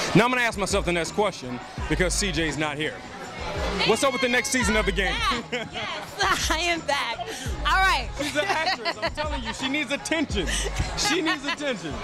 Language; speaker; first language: English; native; English